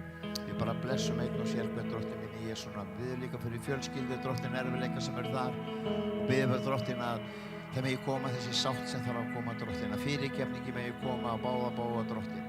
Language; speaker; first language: Icelandic; non-native, fluent; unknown